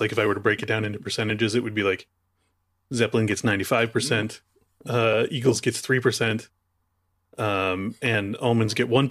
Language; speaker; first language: English; native; English